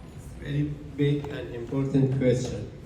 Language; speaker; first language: English; non-native, learner; Persian